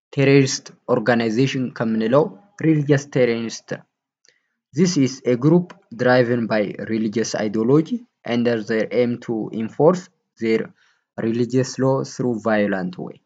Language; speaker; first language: English; non-native, local second language; Amharic